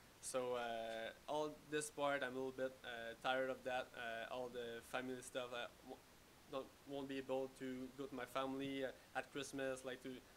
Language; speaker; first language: English; non-native, learner; French